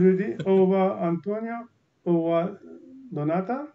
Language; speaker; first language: French; non-native, learner; Italian